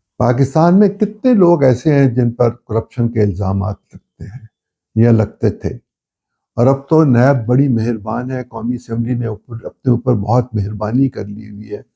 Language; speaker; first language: Urdu; non-native, local second language; Punjabi